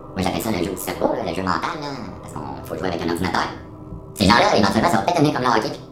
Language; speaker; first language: French; native; French